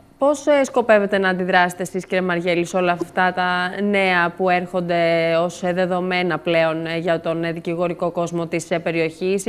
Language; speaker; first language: Greek; native; Greek